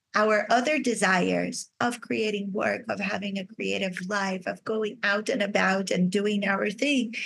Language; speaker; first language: English; non-native, fluent; Portuguese